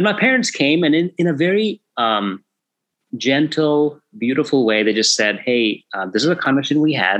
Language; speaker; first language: English; non-native, local second language; Tamil